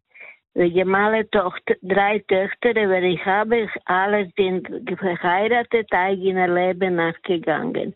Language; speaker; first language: German; non-native, learner; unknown